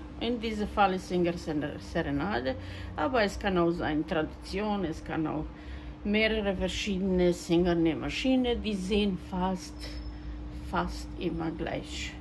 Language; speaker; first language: German; non-native, fluent; Croatian